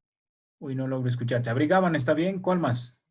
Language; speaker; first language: Spanish; native; Spanish